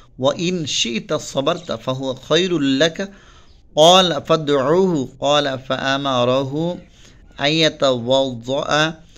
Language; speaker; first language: Arabic; non-native, fluent; Bangla